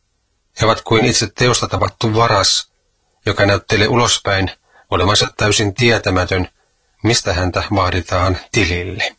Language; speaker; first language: Finnish; native; Finnish